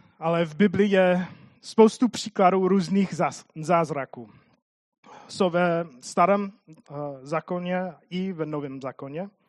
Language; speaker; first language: Czech; non-native, fluent; English